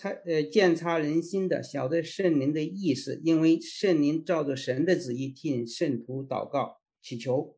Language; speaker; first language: Chinese; native; Chinese